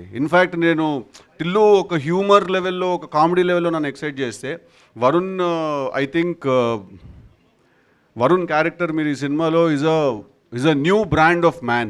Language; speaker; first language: Telugu; native; Telugu